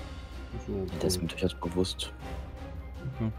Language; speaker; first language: German; native; German